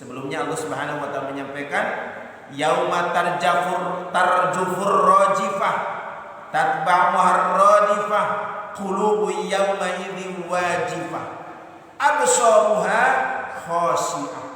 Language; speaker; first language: Indonesian; native; Indonesian